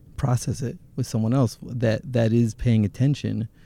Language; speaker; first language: English; early bilingual, other home language; Hebrew